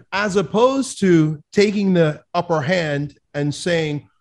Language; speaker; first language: English; native; English